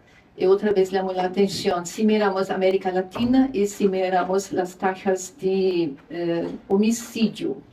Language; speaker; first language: Spanish; non-native, fluent; Luxembourgish